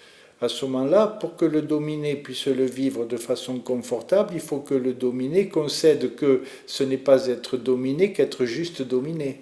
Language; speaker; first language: French; native; French